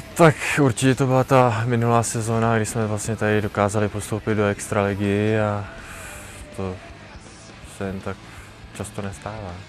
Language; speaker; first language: Czech; native; Czech